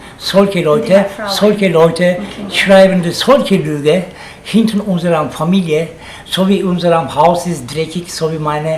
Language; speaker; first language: German; non-native, learner; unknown